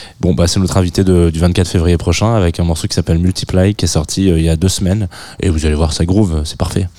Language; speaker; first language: French; native; French